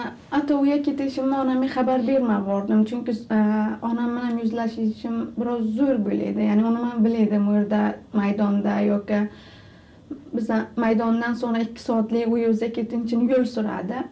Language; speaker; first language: Turkish; non-native, learner; Uzbek